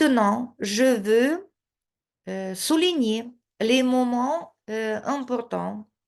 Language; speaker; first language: French; non-native, fluent; Russian